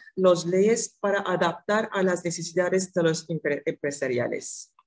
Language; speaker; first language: Spanish; non-native, fluent; Turkish